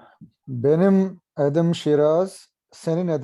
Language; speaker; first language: Turkish; non-native, learner; Urdu